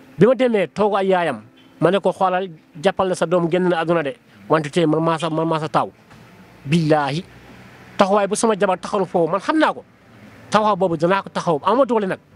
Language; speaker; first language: Wolof; non-native, local second language; Fula